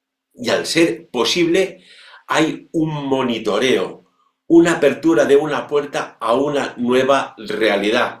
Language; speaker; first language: Spanish; non-native, local second language; Catalan